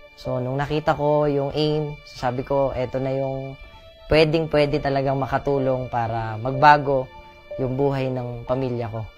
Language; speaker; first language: Filipino; native; Filipino